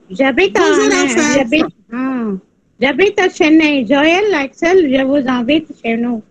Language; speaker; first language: French; non-native, learner; Tamil